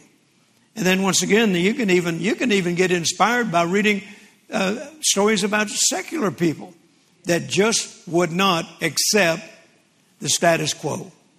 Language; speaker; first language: English; native; English